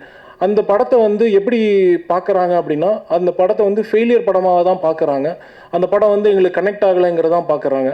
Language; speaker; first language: Tamil; native; Tamil